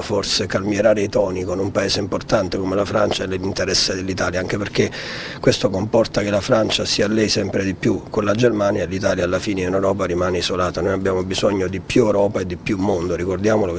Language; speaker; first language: Italian; native; Italian